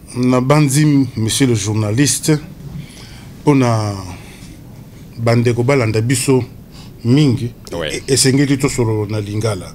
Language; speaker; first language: Lingala; non-native, local second language; Luba-Lulua